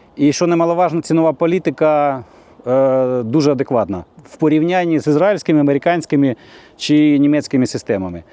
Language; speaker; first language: Ukrainian; native; Ukrainian